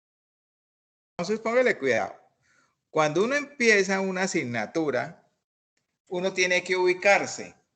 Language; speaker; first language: Spanish; native; Spanish